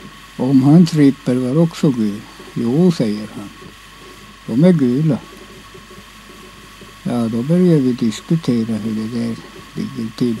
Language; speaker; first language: Swedish; non-native, local second language; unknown